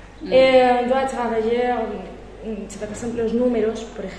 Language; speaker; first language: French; non-native, fluent; Spanish